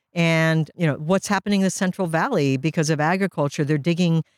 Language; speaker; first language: English; early bilingual, other home language; Japanese